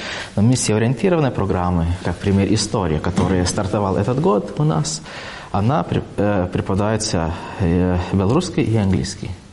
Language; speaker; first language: Russian; non-native, fluent; Lithuanian